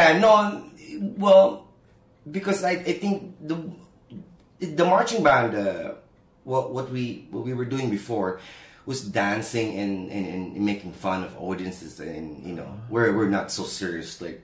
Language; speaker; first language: English; non-native, local second language; Filipino